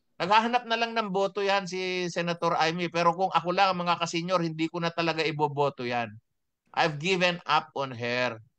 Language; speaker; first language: Filipino; non-native, local second language; Iloko